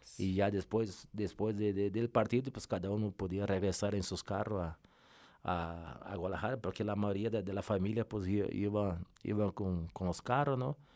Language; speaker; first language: Spanish; non-native, fluent; Portuguese